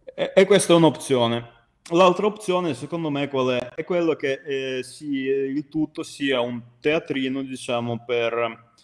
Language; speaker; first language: Italian; non-native, fluent; Ukrainian